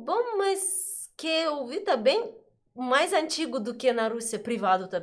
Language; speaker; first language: Portuguese; non-native, learner; Russian